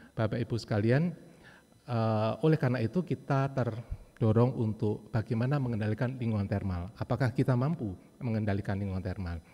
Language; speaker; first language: Indonesian; native; Indonesian